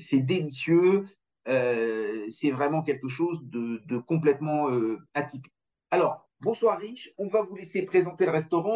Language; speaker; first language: French; native; French